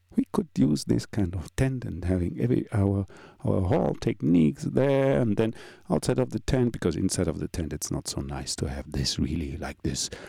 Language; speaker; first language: English; non-native, fluent; German